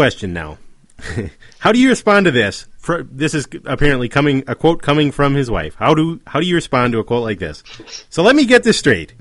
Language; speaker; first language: English; native; English